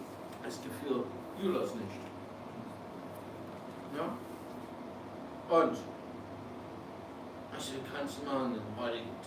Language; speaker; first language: German; non-native, fluent; English